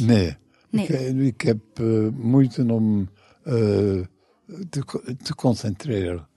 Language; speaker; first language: Dutch; non-native, fluent; English